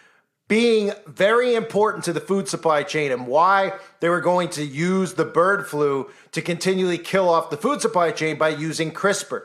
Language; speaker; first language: English; native; English